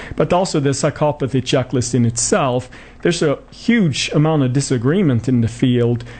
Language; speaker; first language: English; non-native, fluent; Swedish